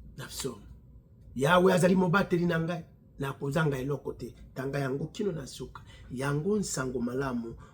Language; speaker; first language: Lingala; native; Lingala